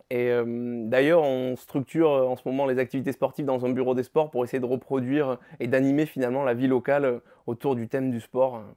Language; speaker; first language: French; native; French